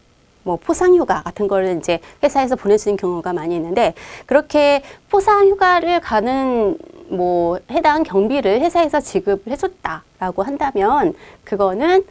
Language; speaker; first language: Korean; native; Korean